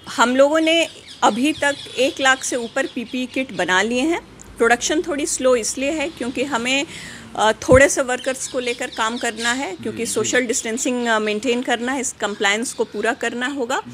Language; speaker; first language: Hindi; native; Hindi